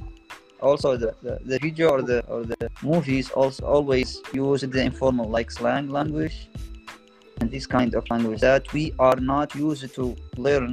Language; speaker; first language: English; non-native, fluent; Arabic